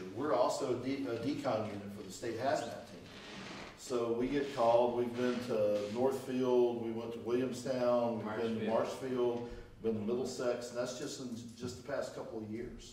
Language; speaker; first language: English; native; English